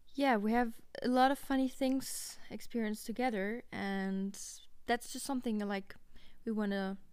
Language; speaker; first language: English; non-native, fluent; German